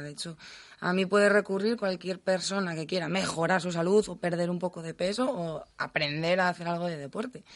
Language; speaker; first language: Spanish; native; Spanish